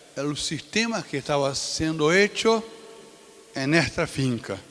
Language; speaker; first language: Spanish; non-native, fluent; Portuguese